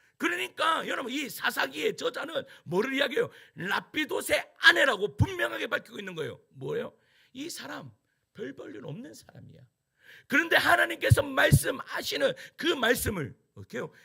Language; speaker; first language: Korean; native; Korean